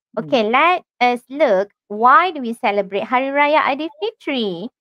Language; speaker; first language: English; non-native, local second language; Malay